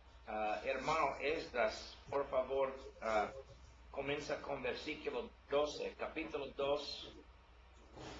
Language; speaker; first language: Spanish; non-native, learner; English